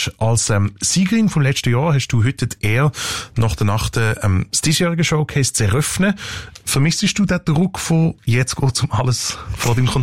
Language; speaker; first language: German; native; German